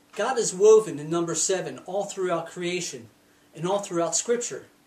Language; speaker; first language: English; native; English